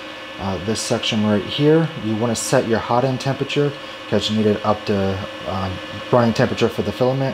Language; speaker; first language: English; native; English